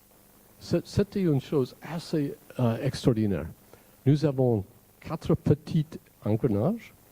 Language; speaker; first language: French; non-native, fluent; English